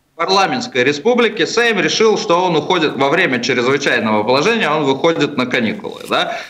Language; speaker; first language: Russian; native; Russian